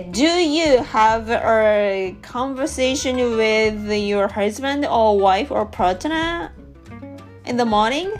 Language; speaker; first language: English; non-native, learner; Japanese